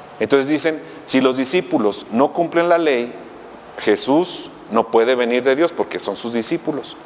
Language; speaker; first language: Spanish; native; Spanish